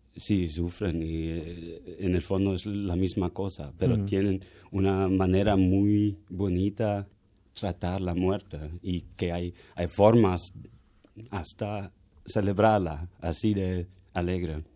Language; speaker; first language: Spanish; non-native, fluent; German